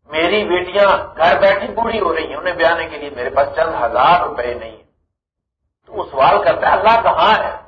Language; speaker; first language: Urdu; non-native, local second language; Punjabi